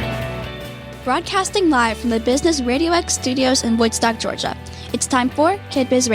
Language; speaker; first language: English; native; English